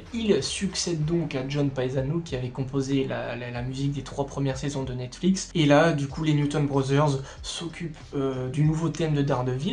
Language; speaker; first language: French; native; French